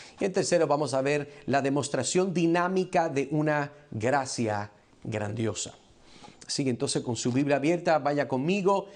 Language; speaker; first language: Spanish; early bilingual, heritage; Spanish